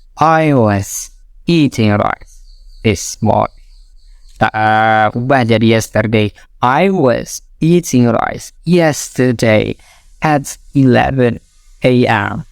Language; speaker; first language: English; non-native, fluent; Indonesian